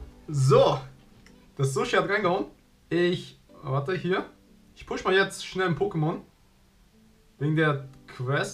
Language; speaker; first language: German; native; German